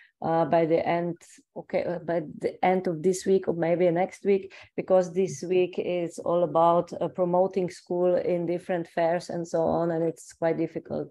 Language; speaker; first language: English; non-native, fluent; Slovenian